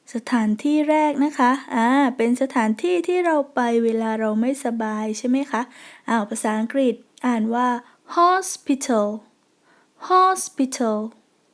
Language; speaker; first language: Thai; native; Thai